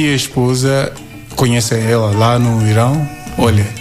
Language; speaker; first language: Portuguese; non-native, learner; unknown